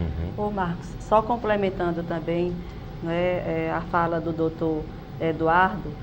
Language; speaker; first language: Portuguese; native; Portuguese